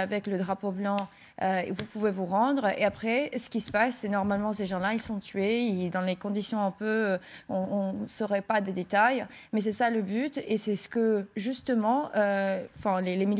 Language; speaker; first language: French; non-native, fluent; Ukrainian